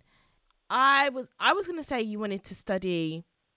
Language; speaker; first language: English; native; English